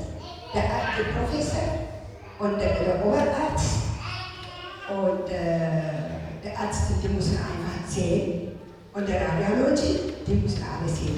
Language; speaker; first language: German; non-native, learner; Tigrinya